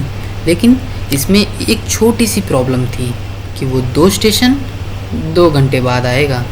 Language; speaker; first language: Hindi; native; Hindi